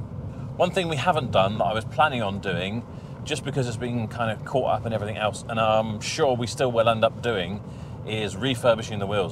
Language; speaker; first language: English; native; English